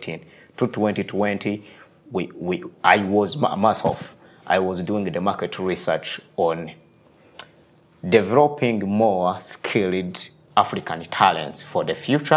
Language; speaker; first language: English; non-native, local second language; Kinyarwanda